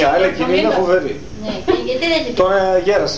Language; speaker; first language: Greek; native; Greek